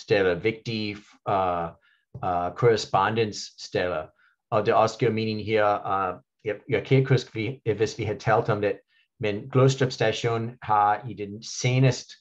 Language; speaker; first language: Danish; non-native, fluent; English